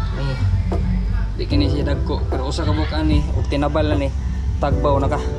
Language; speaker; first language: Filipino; non-native, local second language; Cebuano